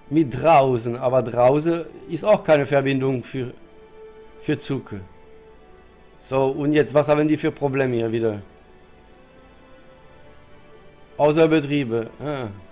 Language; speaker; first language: German; non-native, learner; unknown